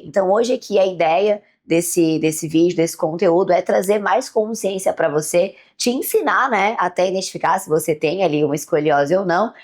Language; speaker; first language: Portuguese; native; Portuguese